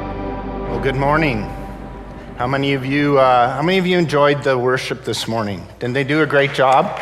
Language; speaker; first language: English; native; English